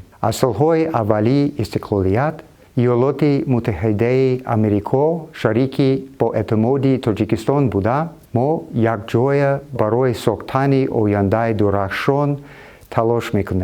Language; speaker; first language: Tajik; non-native, fluent; English